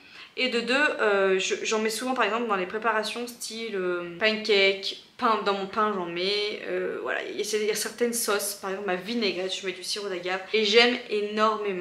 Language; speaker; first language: French; native; French